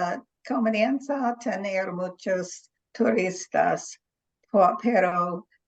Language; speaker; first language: Spanish; non-native, learner; English